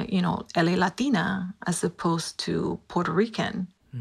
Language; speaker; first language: English; non-native, fluent; Spanish